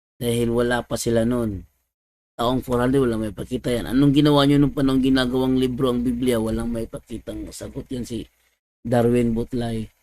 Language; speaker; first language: Filipino; non-native, local second language; Cebuano